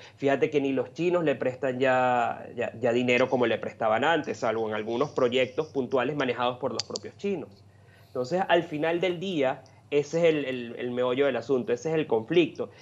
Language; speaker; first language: Spanish; native; Spanish